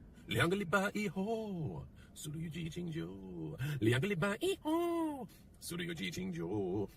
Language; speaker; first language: Chinese; non-native, learner; English